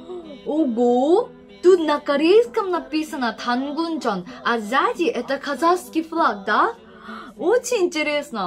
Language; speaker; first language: Russian; non-native, fluent; Korean